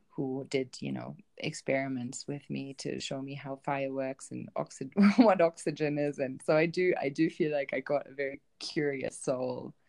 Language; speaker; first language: English; non-native, fluent; German